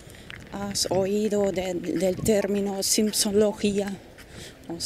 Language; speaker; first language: Spanish; non-native, fluent; German